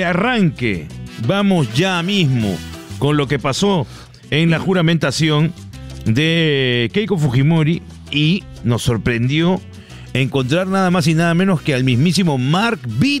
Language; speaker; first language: Spanish; native; Spanish